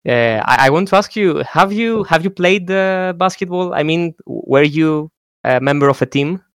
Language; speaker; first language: English; non-native, fluent; Greek